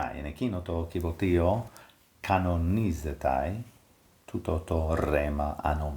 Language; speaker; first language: Greek; non-native, fluent; English